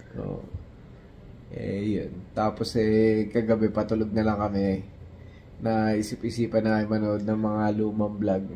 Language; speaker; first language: Filipino; native; Filipino